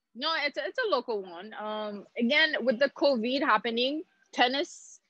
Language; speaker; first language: English; non-native, fluent; Haitian Creole